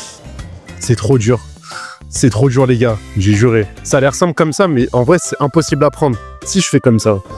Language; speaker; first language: French; native; French